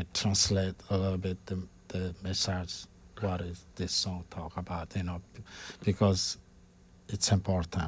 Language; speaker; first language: English; non-native, fluent; Malagasy